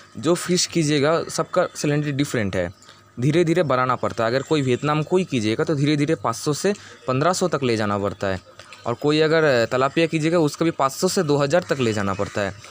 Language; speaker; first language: Hindi; non-native, local second language; Bangla